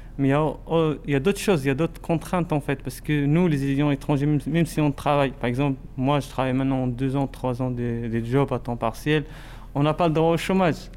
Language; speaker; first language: French; non-native, local second language; Arabic